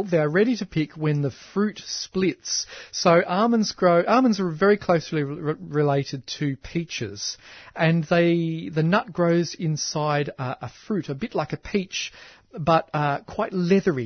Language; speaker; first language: English; native; English